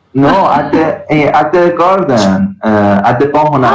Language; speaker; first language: English; non-native, learner; Persian